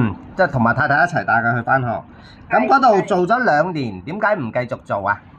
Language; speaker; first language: Cantonese; native; Cantonese